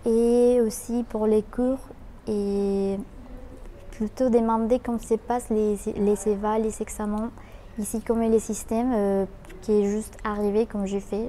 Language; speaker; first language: French; non-native, fluent; Spanish